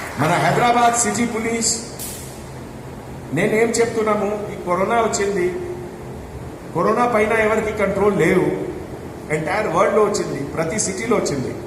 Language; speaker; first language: Telugu; non-native, fluent; Hindi